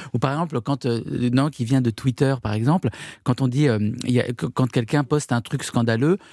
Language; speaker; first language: French; early bilingual, other home language; Arabic